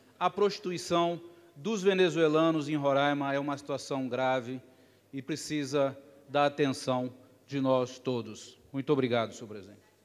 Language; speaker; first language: Portuguese; native; Portuguese